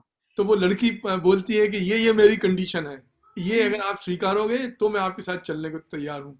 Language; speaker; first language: Hindi; native; Hindi